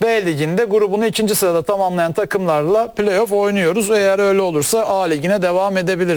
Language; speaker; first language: Turkish; native; Turkish